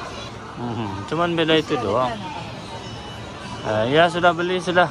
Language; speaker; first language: Indonesian; native; Indonesian